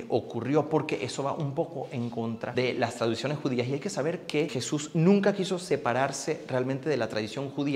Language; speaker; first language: Spanish; native; Spanish